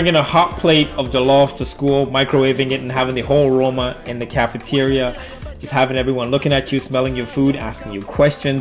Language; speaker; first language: English; non-native, local second language; Akan